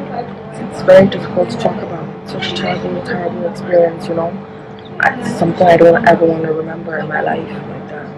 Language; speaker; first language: English; non-native, local second language; Hausa